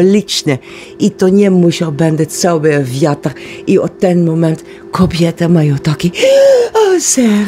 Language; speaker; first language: Polish; non-native, learner; Dutch